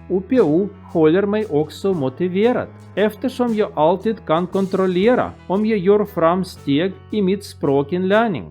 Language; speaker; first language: Swedish; non-native, learner; Russian